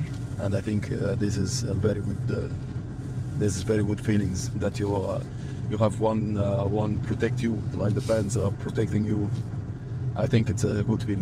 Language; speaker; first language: English; non-native, fluent; Arabic